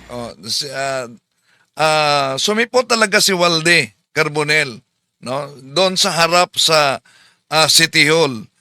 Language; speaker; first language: Filipino; native; Filipino